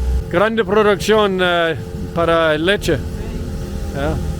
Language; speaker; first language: Spanish; non-native, learner; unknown